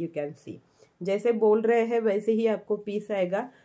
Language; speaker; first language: Hindi; non-native, local second language; Marathi